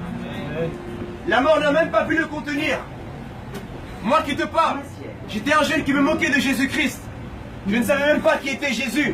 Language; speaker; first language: French; native; French